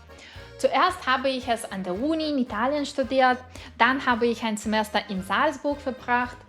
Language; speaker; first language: German; non-native, fluent; Russian